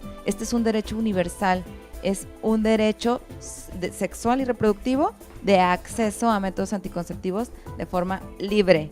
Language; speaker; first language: Spanish; native; Spanish